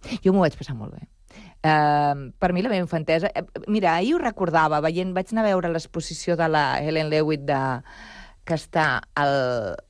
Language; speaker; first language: Catalan; early bilingual, other home language; Spanish